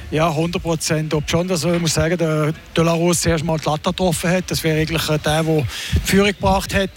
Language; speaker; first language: German; native; German